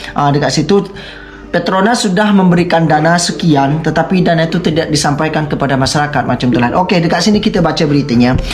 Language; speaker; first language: Malay; non-native, local second language; Madurese